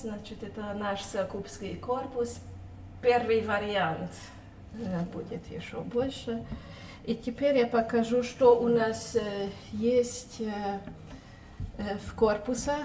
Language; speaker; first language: Russian; non-native, fluent; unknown